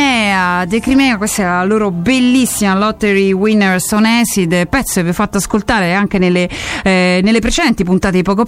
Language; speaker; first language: Italian; native; Italian